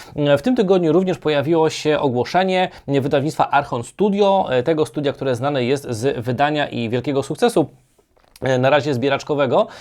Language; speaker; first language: Polish; native; Polish